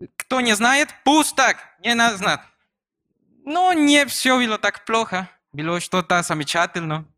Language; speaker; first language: Russian; non-native, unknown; Spanish